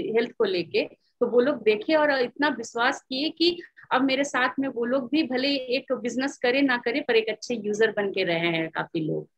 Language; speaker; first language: Hindi; native; Hindi